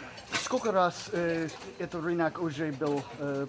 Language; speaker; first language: Russian; non-native, learner; English